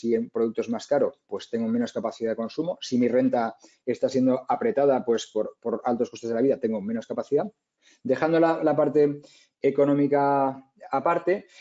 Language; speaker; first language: Spanish; native; Spanish